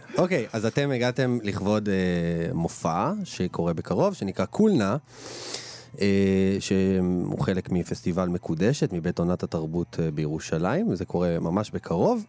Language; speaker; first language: Hebrew; native; Hebrew